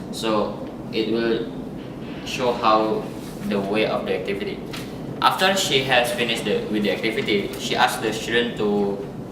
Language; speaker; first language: English; non-native, learner; Indonesian